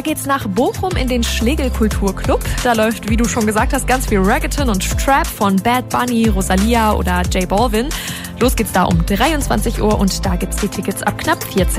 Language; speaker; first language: German; native; German